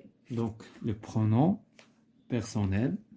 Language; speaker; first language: French; non-native, local second language; Arabic